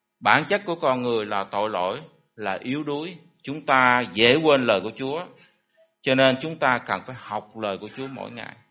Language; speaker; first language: Vietnamese; native; Vietnamese